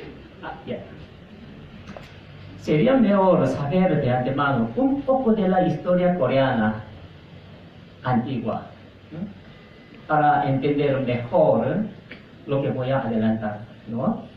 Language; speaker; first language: Spanish; non-native, fluent; Korean